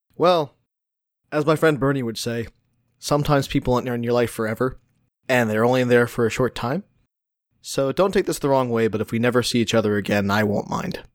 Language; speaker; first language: English; early bilingual, other home language; Hindi